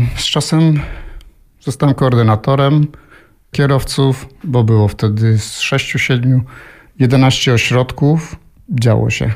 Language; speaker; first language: Polish; early bilingual, heritage; Ukrainian